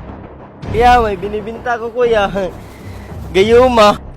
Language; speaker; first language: Filipino; non-native, local second language; Cebuano